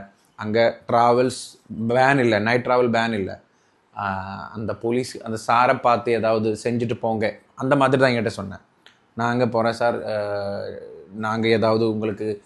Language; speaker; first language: Tamil; non-native, local second language; Malayalam